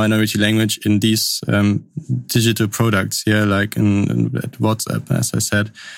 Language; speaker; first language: English; non-native, fluent; Upper Sorbian